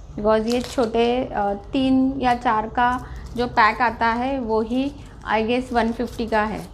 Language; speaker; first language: Hindi; non-native, local second language; Marathi